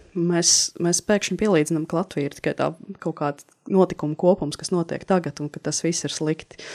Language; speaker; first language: Latvian; native; Latvian